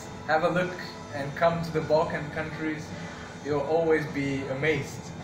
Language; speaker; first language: English; non-native, fluent; French